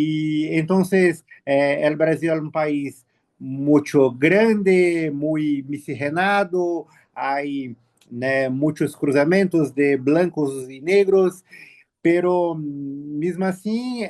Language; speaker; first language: Spanish; non-native, learner; Portuguese